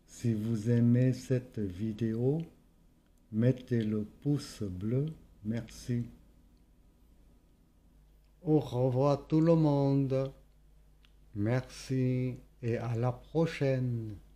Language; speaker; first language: French; non-native, fluent; Vietnamese